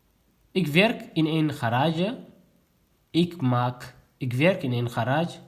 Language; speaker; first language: Dutch; non-native, fluent; Tigrinya